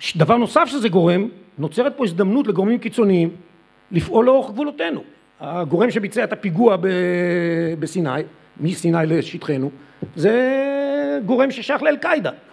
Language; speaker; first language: Hebrew; native; Hebrew